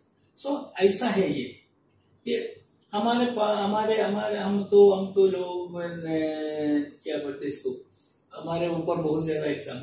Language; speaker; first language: Hindi; non-native, local second language; Malayalam